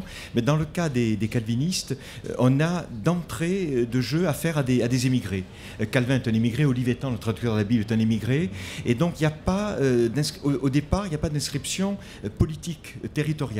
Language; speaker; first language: French; native; French